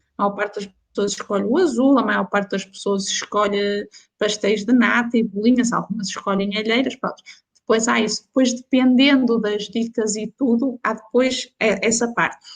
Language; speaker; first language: Portuguese; native; Portuguese